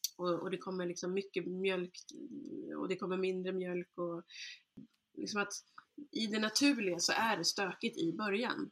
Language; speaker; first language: Swedish; early bilingual, other home language; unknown